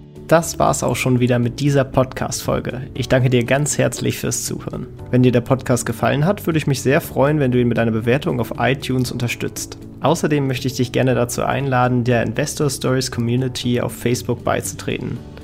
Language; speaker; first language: German; native; German